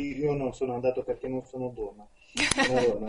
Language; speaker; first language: Italian; non-native, fluent; Romanian